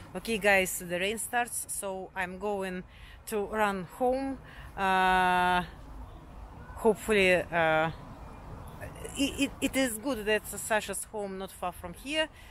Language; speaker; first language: English; non-native, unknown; Russian